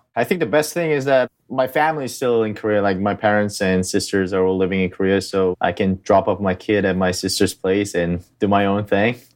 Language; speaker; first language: English; early bilingual, other home language; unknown